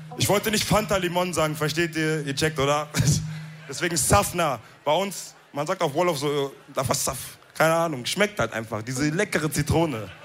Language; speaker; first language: German; early bilingual, other home language; Wolof